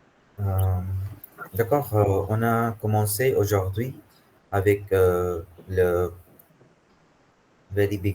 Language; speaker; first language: French; non-native, fluent; Hindi